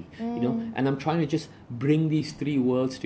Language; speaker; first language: English; native; English